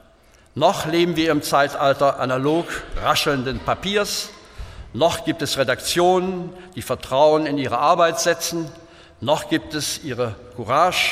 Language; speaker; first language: German; native; German